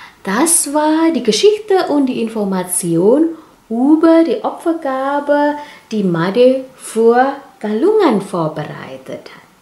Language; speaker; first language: German; non-native, fluent; Indonesian